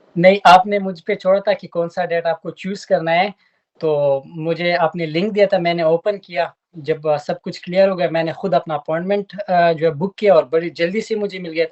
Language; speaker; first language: Urdu; non-native, local second language; Pashto